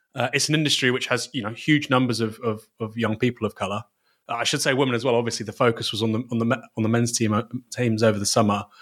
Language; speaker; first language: English; native; English